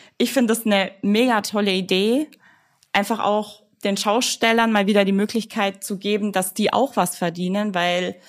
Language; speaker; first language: German; native; German